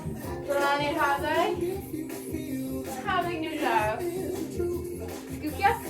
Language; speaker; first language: Welsh; non-native, local second language; English